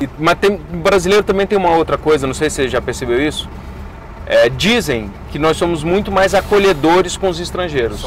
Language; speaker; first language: Portuguese; native; Portuguese